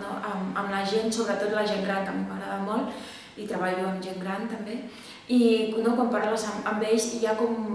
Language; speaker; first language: Catalan; non-native, fluent; Spanish